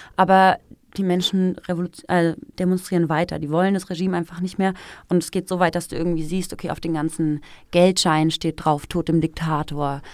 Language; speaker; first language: German; early bilingual, other home language; Persian